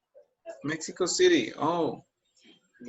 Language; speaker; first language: English; non-native, fluent; Spanish